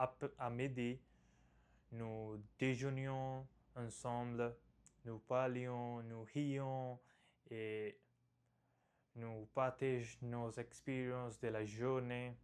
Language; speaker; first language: French; non-native, learner; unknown